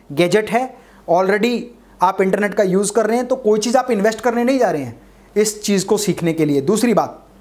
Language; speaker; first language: Hindi; native; Hindi